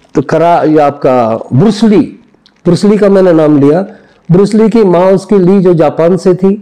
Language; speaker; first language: Hindi; native; Hindi